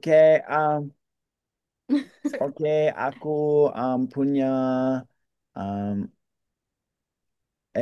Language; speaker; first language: Indonesian; non-native, learner; English